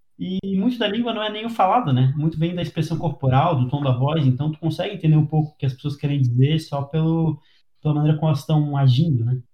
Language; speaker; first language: Portuguese; native; Portuguese